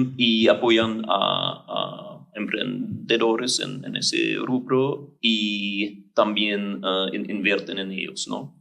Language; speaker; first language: Spanish; non-native, fluent; German